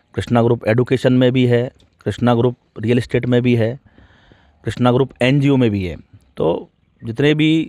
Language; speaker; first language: Hindi; native; Hindi